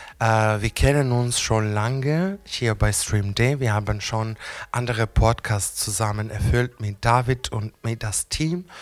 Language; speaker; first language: German; non-native, fluent; Greek